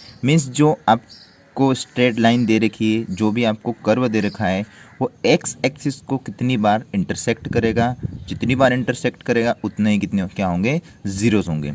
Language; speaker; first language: Hindi; native; Hindi